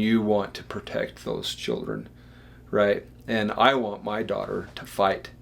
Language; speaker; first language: English; native; English